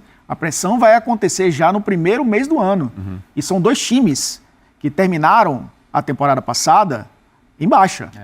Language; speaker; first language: Portuguese; native; Portuguese